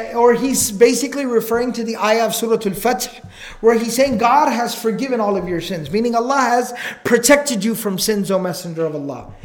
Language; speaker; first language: English; native; English